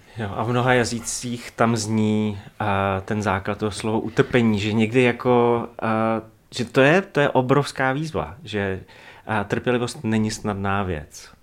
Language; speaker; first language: Czech; native; Czech